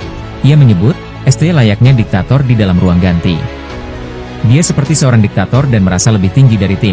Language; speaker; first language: Indonesian; native; Indonesian